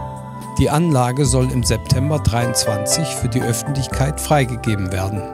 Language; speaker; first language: German; native; German